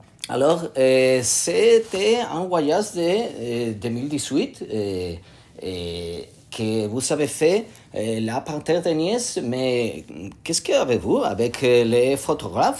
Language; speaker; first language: French; non-native, learner; Spanish